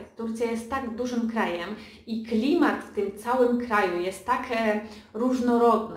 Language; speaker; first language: Polish; early bilingual, heritage; Polish